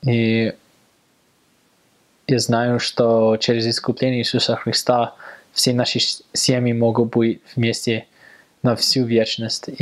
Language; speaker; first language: Russian; non-native, learner; English